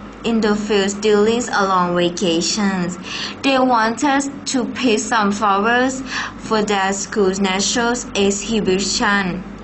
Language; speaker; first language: English; non-native, fluent; Thai